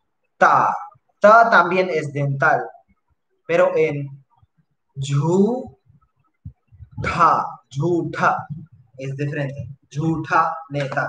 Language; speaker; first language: Spanish; non-native, fluent; Hindi